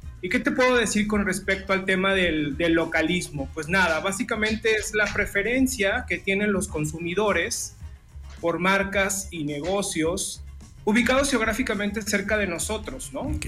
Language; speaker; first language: Spanish; native; Spanish